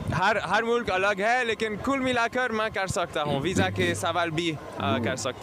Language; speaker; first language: Hindi; non-native, learner; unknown